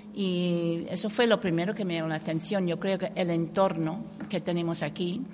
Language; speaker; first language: Spanish; non-native, fluent; English